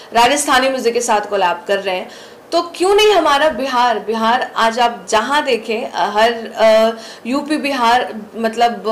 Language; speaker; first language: Hindi; native; Hindi